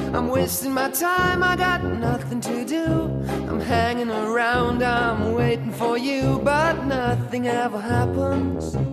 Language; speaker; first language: French; native; French